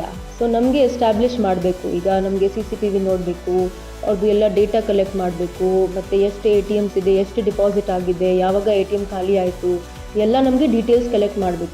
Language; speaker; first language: Kannada; non-native, fluent; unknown